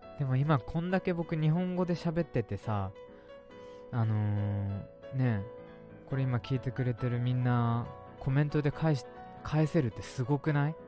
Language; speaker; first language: Japanese; native; Japanese